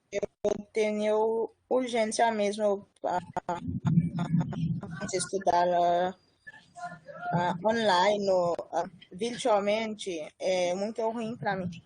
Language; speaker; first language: Portuguese; non-native, fluent; Haitian Creole